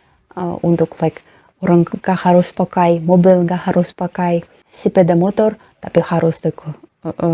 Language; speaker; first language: Indonesian; non-native, learner; Russian